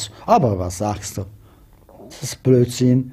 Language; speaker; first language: German; non-native, fluent; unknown